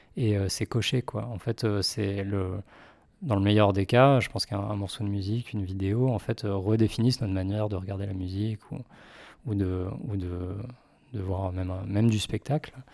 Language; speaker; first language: French; native; French